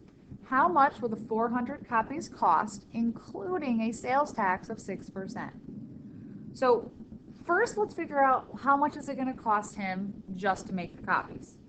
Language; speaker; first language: English; native; English